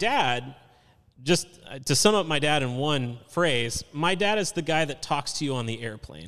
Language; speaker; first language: English; native; English